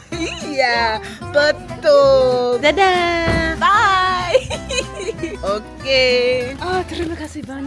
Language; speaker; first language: Indonesian; non-native, learner; English